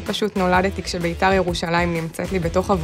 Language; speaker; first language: Hebrew; native; Hebrew